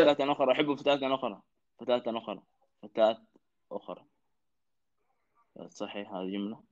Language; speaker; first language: Arabic; non-native, learner; Somali